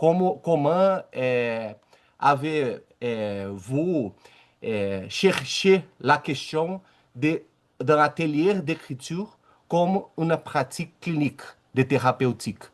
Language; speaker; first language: French; non-native, learner; Portuguese